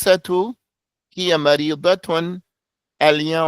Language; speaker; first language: Arabic; non-native, fluent; English